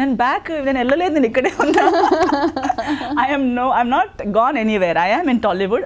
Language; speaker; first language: Telugu; non-native, learner; Konkani